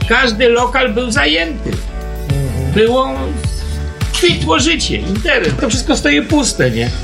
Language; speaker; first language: Polish; native; Polish